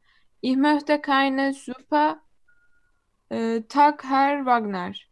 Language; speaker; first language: German; non-native, learner; Turkish